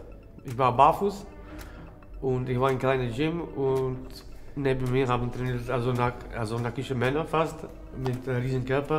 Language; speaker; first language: German; non-native, learner; Czech